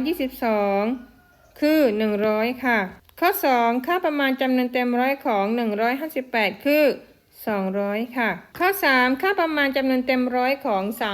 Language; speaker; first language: Thai; non-native, local second language; Malay